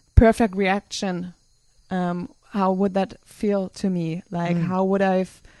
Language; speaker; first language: English; non-native, fluent; German